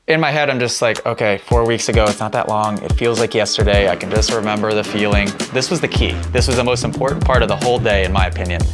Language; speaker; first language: English; native; English